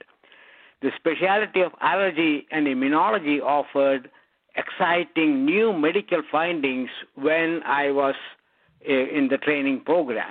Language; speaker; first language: English; non-native, local second language; Malayalam